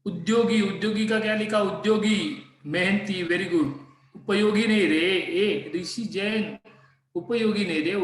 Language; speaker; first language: Hindi; non-native, local second language; Marathi